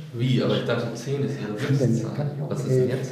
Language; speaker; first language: German; native; German